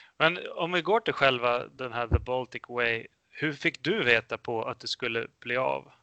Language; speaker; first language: Swedish; early bilingual, other home language; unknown